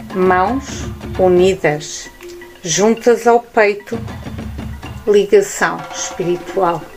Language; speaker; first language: English; non-native, learner; Portuguese